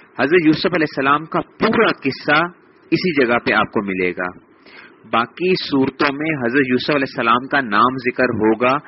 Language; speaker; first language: Urdu; native; Urdu